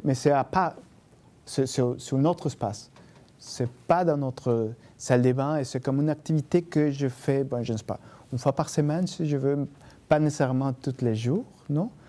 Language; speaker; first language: French; non-native, fluent; Spanish